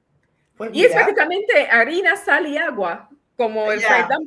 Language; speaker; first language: Spanish; non-native, fluent; English